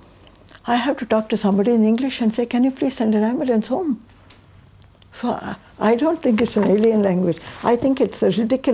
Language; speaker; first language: English; non-native, local second language; Tamil